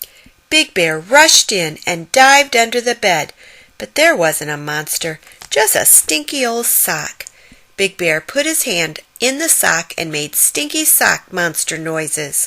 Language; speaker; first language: English; native; English